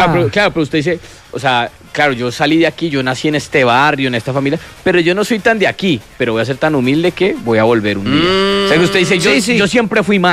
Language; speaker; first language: Spanish; native; Spanish